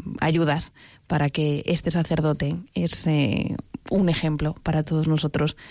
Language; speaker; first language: Spanish; native; Spanish